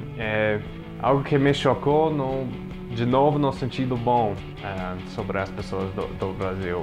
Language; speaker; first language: Portuguese; non-native, fluent; English